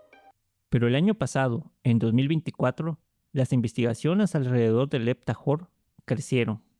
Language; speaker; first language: Spanish; native; Spanish